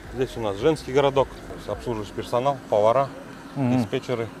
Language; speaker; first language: Russian; native; Russian